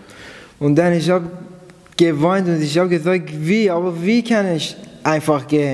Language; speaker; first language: German; non-native, learner; Persian